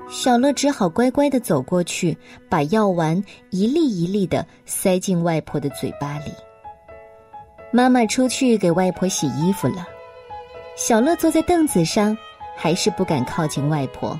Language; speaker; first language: Chinese; native; Chinese